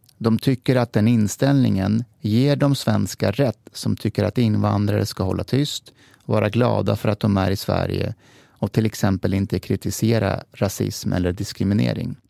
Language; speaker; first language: Swedish; early bilingual, other home language; Persian